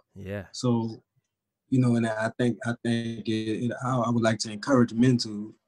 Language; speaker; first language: English; native; English